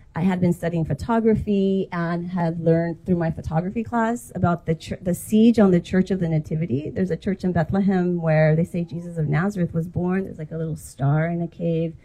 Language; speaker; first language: English; native; English